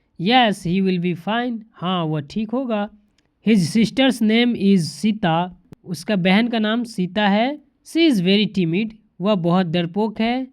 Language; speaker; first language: Hindi; native; Hindi